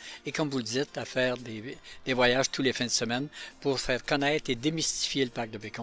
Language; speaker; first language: French; native; French